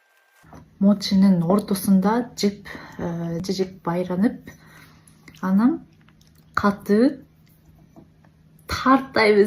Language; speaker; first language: Kyrgyz; non-native, learner; Japanese